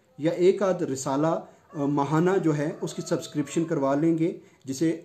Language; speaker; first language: Urdu; non-native, local second language; Punjabi